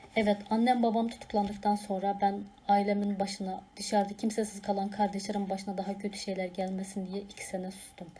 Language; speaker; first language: Turkish; non-native, fluent; Uyghur